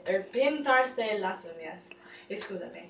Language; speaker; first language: Spanish; non-native, learner; English